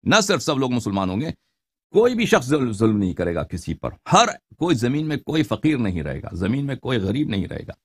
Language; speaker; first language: Urdu; non-native, fluent; Persian